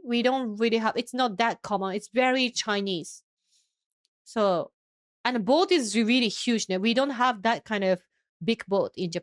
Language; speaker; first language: English; non-native, fluent; Japanese